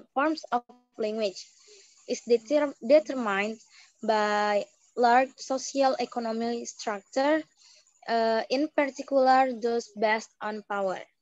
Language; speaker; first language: English; non-native, learner; Indonesian